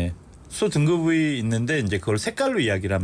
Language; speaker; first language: Korean; native; Korean